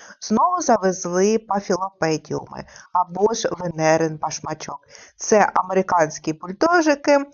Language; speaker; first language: Ukrainian; native; Ukrainian